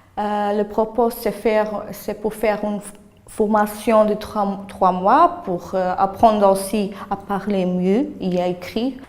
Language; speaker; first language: French; non-native, learner; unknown